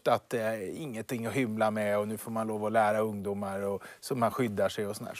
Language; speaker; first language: Swedish; native; Swedish